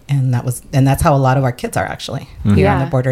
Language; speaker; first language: English; early bilingual, other home language; Spanish